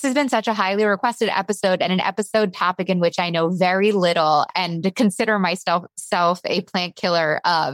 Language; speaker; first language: English; native; English